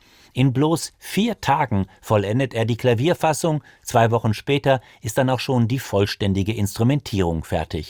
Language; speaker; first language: German; native; German